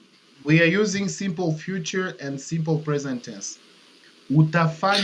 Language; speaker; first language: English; non-native, fluent; Swahili